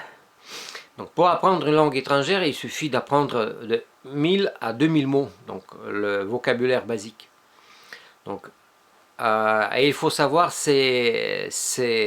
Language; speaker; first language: French; non-native, fluent; Russian